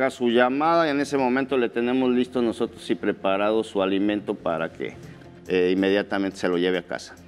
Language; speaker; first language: Spanish; native; Spanish